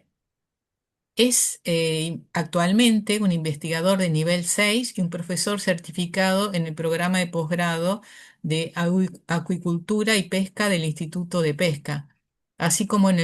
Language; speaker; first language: Spanish; native; Spanish